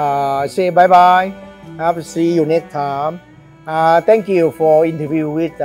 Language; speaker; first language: English; non-native, learner; Thai